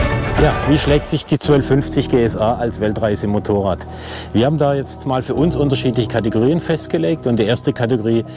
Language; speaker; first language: German; native; German